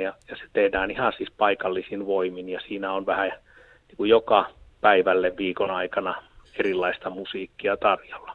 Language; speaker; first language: Finnish; native; Finnish